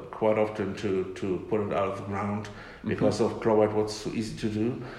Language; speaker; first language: English; non-native, fluent; German